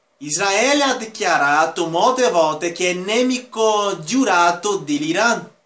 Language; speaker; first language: Italian; non-native, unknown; Spanish